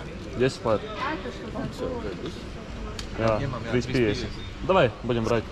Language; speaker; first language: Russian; non-native, local second language; Latvian